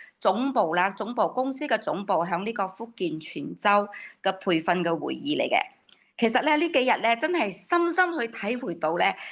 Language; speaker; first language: Cantonese; native; Cantonese